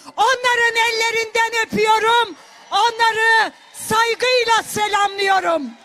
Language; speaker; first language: Turkish; non-native, local second language; Kurdish